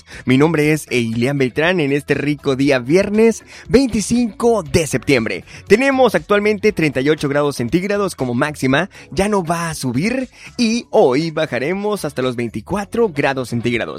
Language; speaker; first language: Spanish; native; Spanish